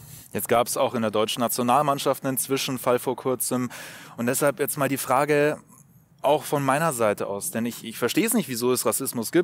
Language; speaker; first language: German; native; German